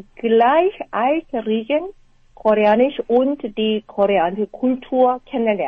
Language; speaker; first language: German; non-native, fluent; Korean